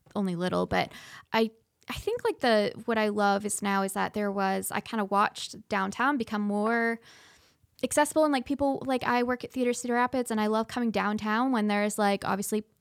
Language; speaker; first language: English; native; English